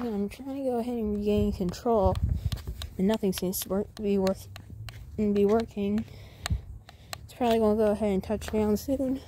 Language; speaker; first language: English; native; English